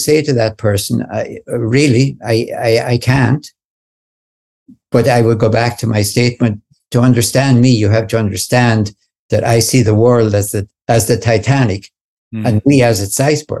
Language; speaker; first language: English; native; English